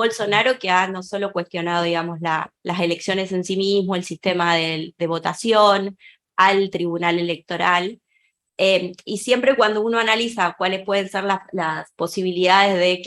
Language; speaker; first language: Spanish; native; Spanish